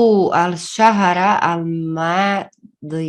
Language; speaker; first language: Arabic; non-native, learner; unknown